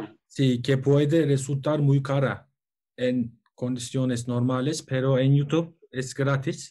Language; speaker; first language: Spanish; non-native, learner; Turkish